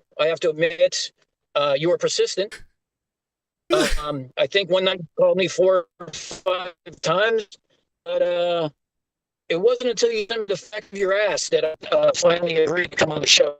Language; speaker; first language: English; native; English